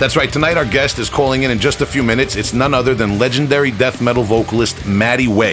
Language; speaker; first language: English; native; English